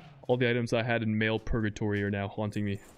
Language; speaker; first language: English; native; English